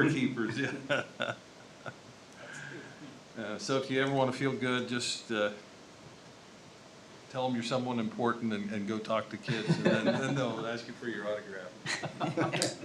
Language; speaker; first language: English; native; English